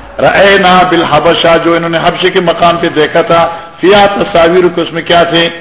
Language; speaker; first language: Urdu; non-native, local second language; Northern Hindko